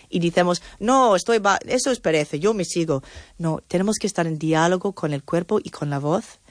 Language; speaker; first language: Spanish; non-native, fluent; English